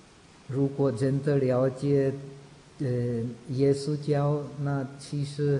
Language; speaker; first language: Chinese; non-native, fluent; Czech